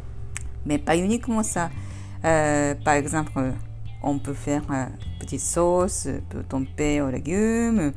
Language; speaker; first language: French; non-native, learner; Japanese